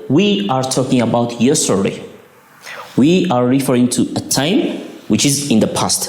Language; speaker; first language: English; non-native, local second language; Amharic